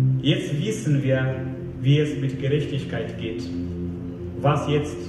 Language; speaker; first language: German; non-native, fluent; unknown